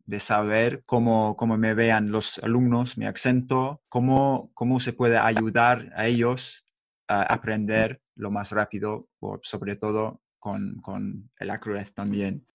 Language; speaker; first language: Spanish; non-native, fluent; English